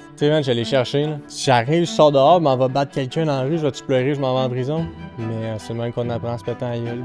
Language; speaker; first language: French; native; French